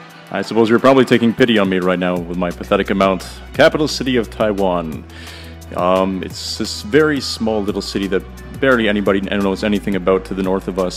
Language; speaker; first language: English; native; English